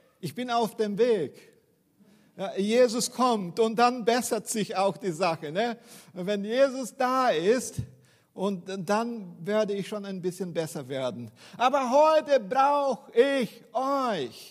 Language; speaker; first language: German; non-native, fluent; Portuguese